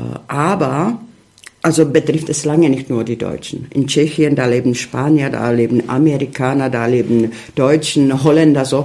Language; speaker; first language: German; early bilingual, heritage; Czech